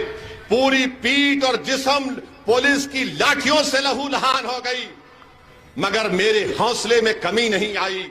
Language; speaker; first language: Urdu; native; Urdu